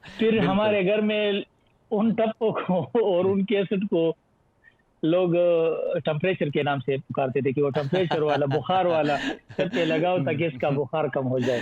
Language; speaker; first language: Urdu; non-native, local second language; Pashto